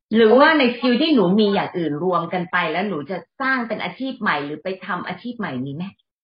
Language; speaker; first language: Thai; native; Thai